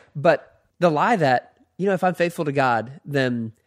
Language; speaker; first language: English; native; English